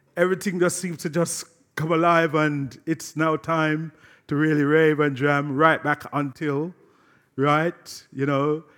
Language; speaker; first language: English; native; English